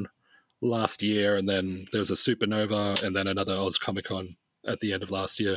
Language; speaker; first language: English; native; English